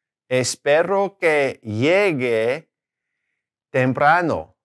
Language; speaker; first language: Spanish; non-native, fluent; English